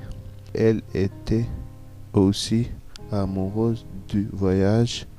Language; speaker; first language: French; non-native, learner; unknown